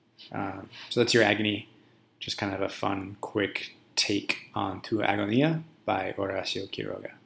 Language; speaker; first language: English; native; English